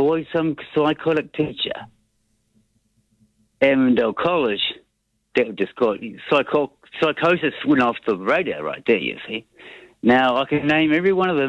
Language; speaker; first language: English; native; English